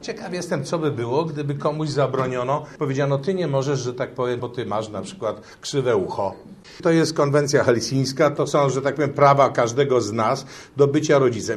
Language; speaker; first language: Polish; native; Polish